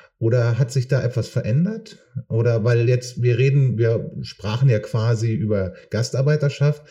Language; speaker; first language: German; native; German